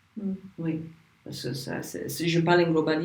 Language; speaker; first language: French; non-native, learner; English